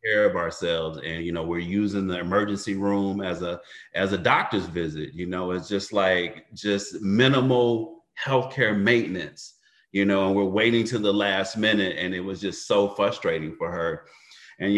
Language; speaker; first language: English; native; English